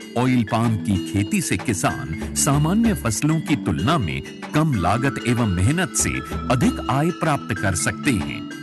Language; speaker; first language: Hindi; native; Hindi